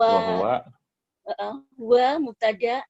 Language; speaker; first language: Arabic; non-native, learner; Indonesian